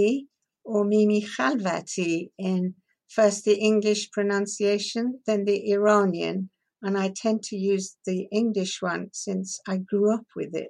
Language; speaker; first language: English; early bilingual, other home language; Persian